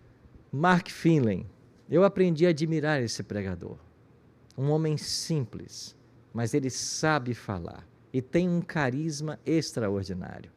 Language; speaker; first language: Portuguese; native; Portuguese